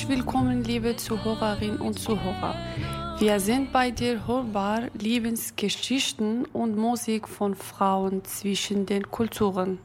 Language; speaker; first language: German; non-native, fluent; Kurdish